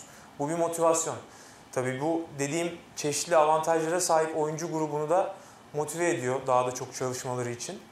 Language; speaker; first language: Turkish; native; Turkish